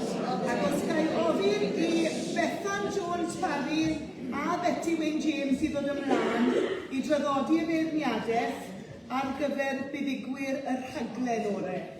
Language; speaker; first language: Welsh; native; Welsh